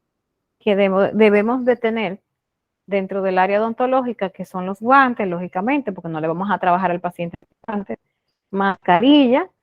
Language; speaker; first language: Spanish; native; Spanish